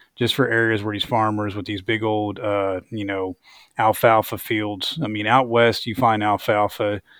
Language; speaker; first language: English; native; English